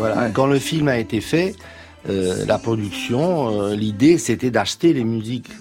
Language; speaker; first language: French; non-native, fluent; Romanian